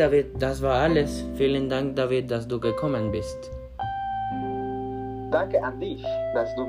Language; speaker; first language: German; non-native, learner; Spanish